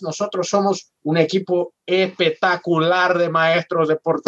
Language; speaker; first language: Spanish; non-native, fluent; Portuguese